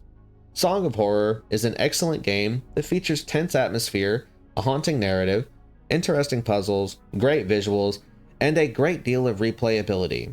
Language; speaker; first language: English; native; English